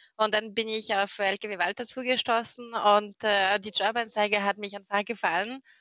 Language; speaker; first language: German; non-native, fluent; French